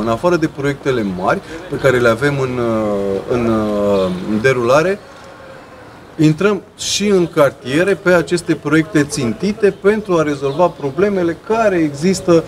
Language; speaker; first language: Romanian; native; Romanian